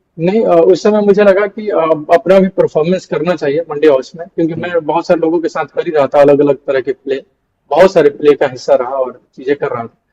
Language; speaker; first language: Hindi; non-native, local second language; Bhojpuri